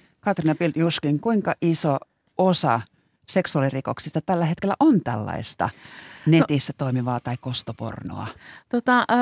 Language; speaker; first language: Finnish; native; Finnish